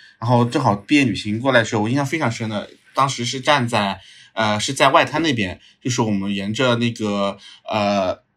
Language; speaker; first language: Chinese; native; Chinese